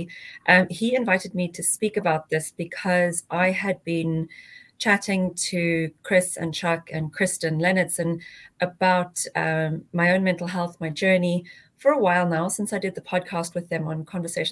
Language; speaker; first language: English; native; English